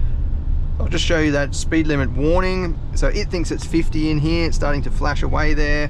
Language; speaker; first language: English; native; English